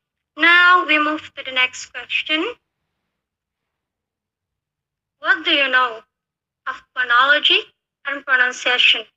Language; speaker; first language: English; non-native, learner; Indonesian